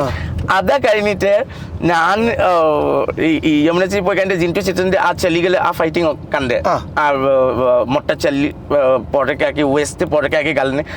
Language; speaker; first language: Malayalam; non-native, local second language; Assamese